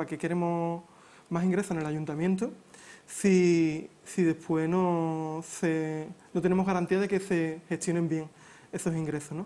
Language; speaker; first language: Spanish; native; Spanish